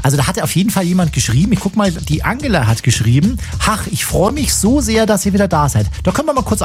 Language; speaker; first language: German; native; German